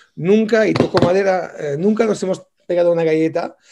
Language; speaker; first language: Spanish; non-native, fluent; French